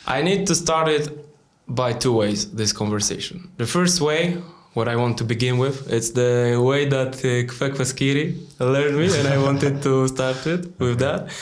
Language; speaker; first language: English; non-native, learner; Polish